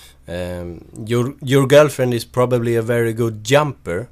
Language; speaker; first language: English; non-native, fluent; Swedish